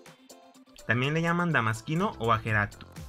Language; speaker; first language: Spanish; native; Spanish